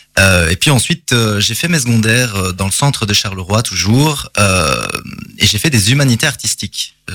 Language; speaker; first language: French; native; French